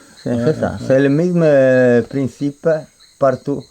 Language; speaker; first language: French; non-native, fluent; Spanish